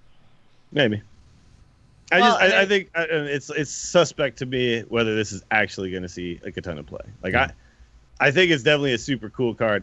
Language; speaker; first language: English; native; English